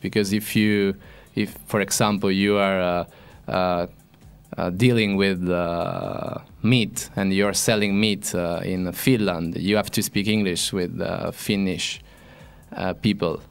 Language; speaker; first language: English; non-native, fluent; Italian